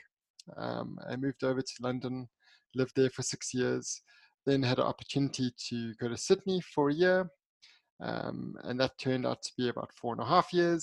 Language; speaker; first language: English; native; English